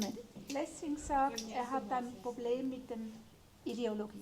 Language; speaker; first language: German; non-native, fluent; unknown